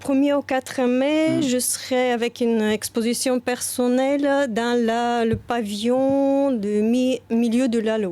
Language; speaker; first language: French; non-native, fluent; Bulgarian